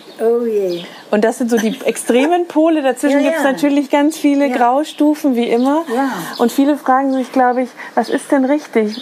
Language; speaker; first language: German; native; German